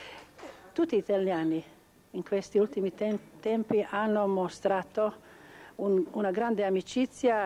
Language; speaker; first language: Italian; non-native, local second language; Croatian